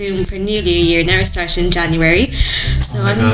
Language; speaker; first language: English; native; English